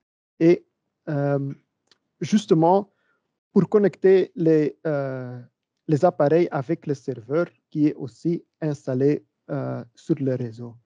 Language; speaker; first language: French; non-native, learner; Dutch